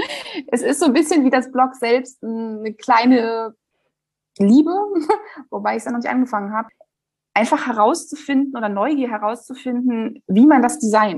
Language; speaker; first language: German; native; German